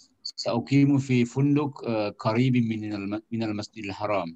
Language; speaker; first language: Arabic; non-native, learner; Indonesian